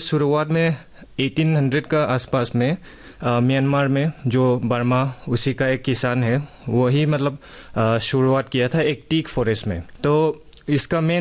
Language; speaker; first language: Hindi; non-native, local second language; Manipuri